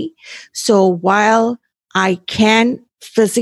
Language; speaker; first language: English; native; English